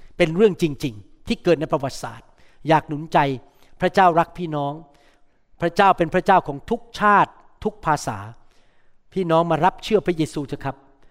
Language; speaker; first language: Thai; native; Thai